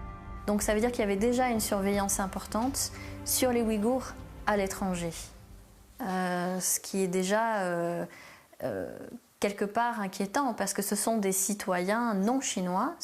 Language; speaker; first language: French; native; French